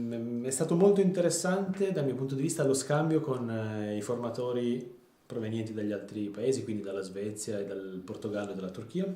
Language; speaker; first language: Italian; native; Italian